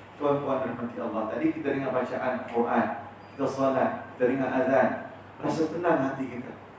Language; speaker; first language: Malay; early bilingual, heritage; Malay